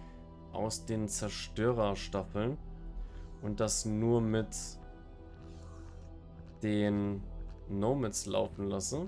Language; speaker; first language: German; native; German